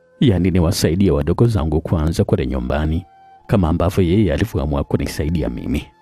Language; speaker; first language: Swahili; native; Swahili